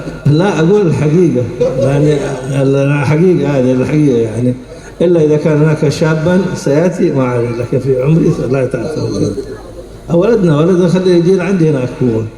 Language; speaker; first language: Arabic; native; Arabic